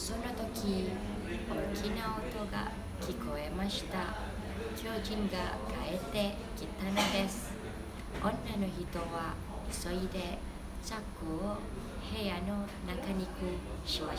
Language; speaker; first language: Japanese; non-native, learner; Indonesian